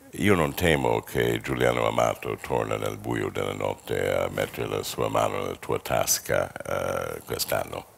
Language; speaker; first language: Italian; non-native, fluent; English